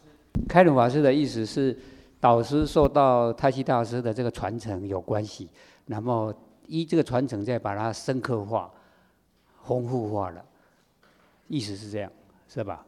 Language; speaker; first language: Chinese; native; Chinese